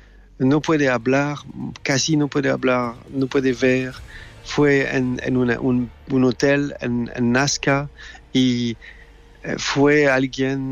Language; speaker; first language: Spanish; non-native, learner; French